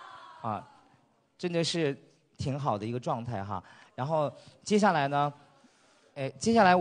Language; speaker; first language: Chinese; native; Chinese